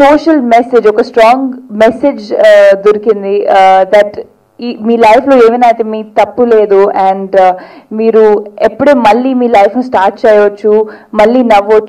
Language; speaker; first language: Telugu; non-native, local second language; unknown